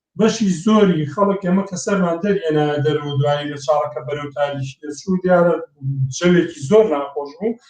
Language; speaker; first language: Central Kurdish; native; Central Kurdish